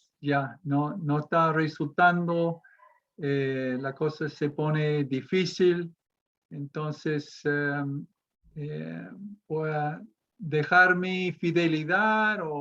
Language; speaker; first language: Spanish; non-native, fluent; English